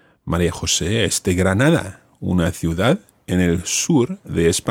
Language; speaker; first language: Spanish; non-native, fluent; English